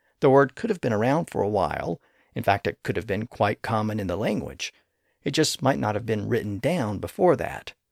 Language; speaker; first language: English; native; English